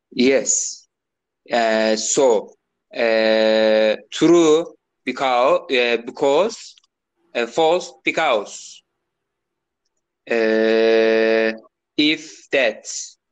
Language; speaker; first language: English; non-native, learner; Turkish